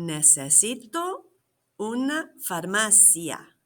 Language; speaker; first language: Spanish; non-native, fluent; English